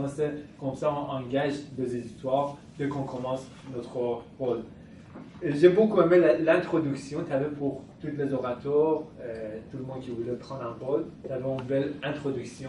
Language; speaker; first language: French; non-native, fluent; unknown